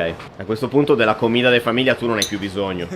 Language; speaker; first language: Italian; native; Italian